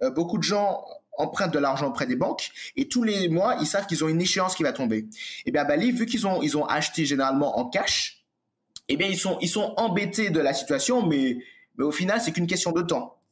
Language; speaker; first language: French; native; French